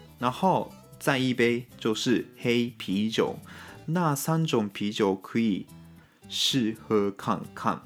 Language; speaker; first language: Chinese; non-native, fluent; Japanese